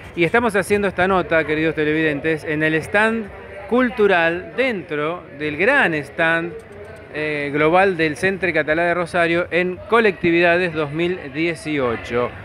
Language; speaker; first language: Spanish; native; Spanish